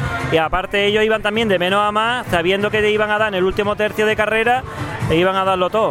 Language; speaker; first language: Spanish; native; Spanish